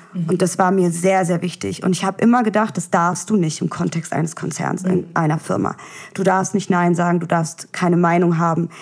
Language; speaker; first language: German; early bilingual, other home language; Russian